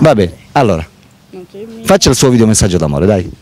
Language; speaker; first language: Italian; native; Italian